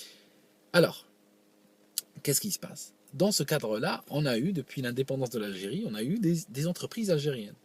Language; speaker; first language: French; non-native, local second language; Arabic